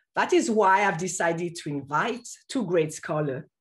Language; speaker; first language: English; non-native, fluent; French